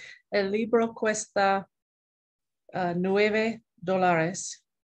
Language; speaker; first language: Spanish; non-native, learner; English